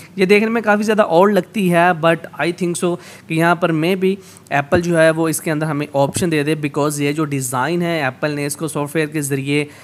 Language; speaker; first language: Urdu; native; Urdu